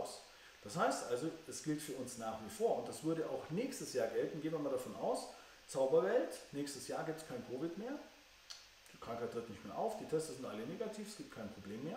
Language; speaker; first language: German; native; German